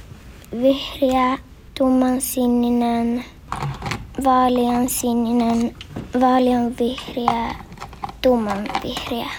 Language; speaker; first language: Finnish; non-native, learner; Swedish